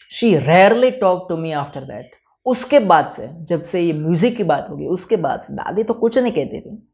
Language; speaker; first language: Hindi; non-native, local second language; Gujarati